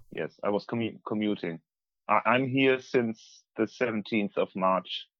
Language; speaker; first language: English; non-native, fluent; German